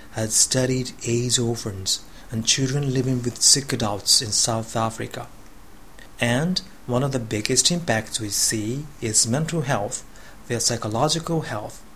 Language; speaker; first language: English; non-native, fluent; Japanese